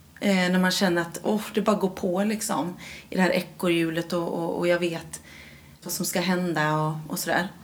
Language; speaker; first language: Swedish; native; Swedish